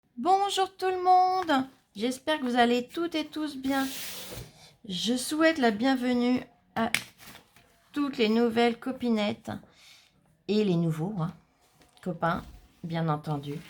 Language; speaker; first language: French; native; French